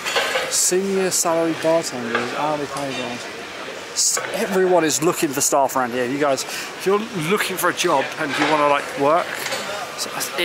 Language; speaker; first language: English; native; English